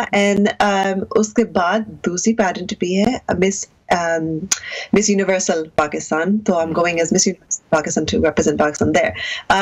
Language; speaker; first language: Hindi; early bilingual, heritage; Hindi